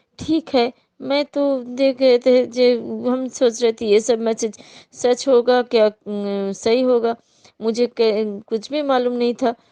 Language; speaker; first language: Hindi; non-native, local second language; Bangla